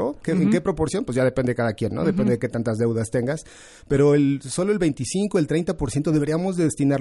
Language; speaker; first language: Spanish; native; Spanish